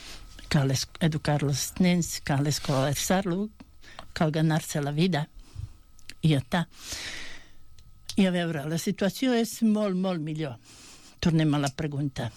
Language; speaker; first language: Catalan; non-native, fluent; Bosnian